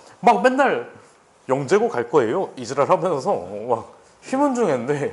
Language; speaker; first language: Korean; native; Korean